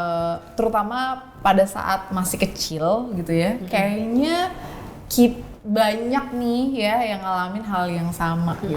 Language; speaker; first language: Indonesian; native; Indonesian